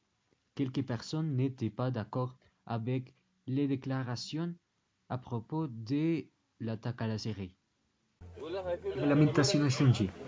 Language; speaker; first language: French; non-native, learner; Spanish